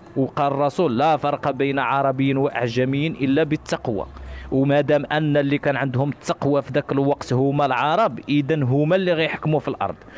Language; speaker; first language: Arabic; native; Arabic